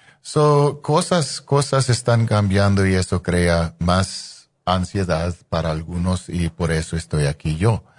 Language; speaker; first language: Spanish; non-native, fluent; English